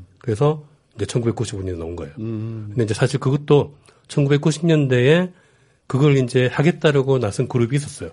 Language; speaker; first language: Korean; native; Korean